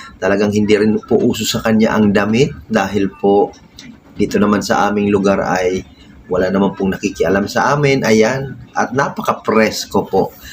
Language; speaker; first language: Filipino; native; Filipino